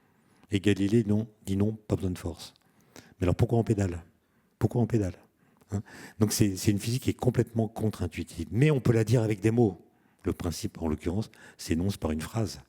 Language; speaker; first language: French; native; French